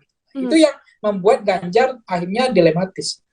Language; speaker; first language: Indonesian; native; Indonesian